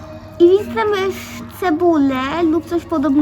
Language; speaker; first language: Polish; early bilingual, heritage; Polish